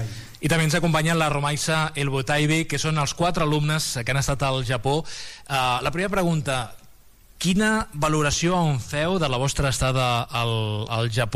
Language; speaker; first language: Catalan; native; Catalan